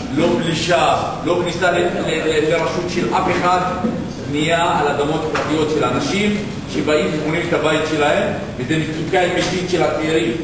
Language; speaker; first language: Hebrew; non-native, local second language; Arabic